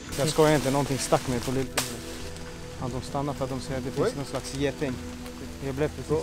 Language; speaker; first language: Swedish; native; Swedish